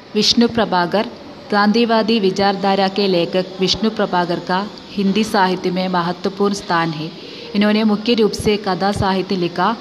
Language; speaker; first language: Hindi; non-native, local second language; Malayalam